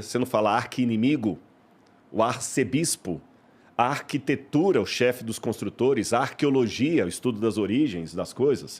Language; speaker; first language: Portuguese; native; Portuguese